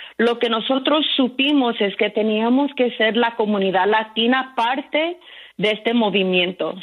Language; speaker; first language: Spanish; early bilingual, heritage; Spanish